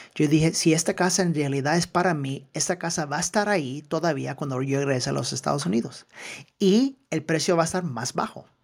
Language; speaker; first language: Spanish; early bilingual, heritage; Spanish